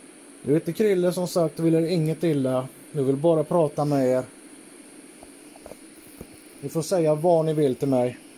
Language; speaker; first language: Swedish; native; Swedish